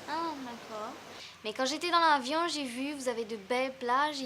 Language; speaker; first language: French; native; French